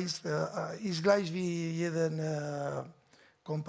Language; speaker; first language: German; non-native, learner; Catalan